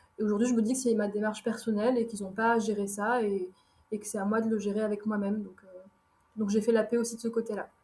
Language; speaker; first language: French; early bilingual, other home language; Arabic